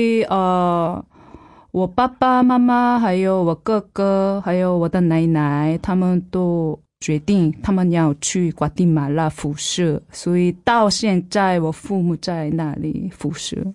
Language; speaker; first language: Chinese; non-native, fluent; Korean